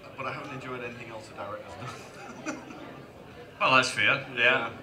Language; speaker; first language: English; native; English